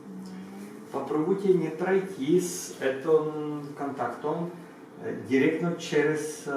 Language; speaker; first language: Russian; non-native, learner; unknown